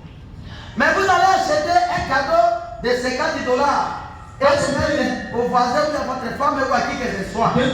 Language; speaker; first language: French; non-native, local second language; Lingala